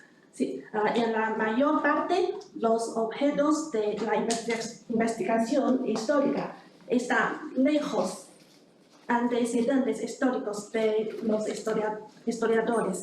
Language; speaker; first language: Spanish; non-native, learner; Chinese